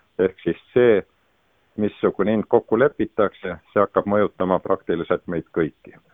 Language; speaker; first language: Estonian; native; Estonian